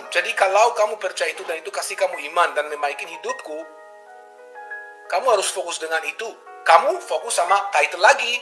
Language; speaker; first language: Indonesian; non-native, fluent; Hebrew